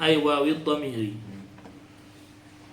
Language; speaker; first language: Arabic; non-native, fluent; Malay